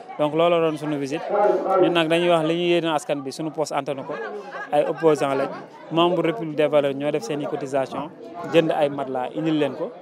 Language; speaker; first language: Wolof; native; Wolof